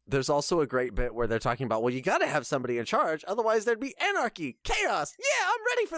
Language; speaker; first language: English; native; English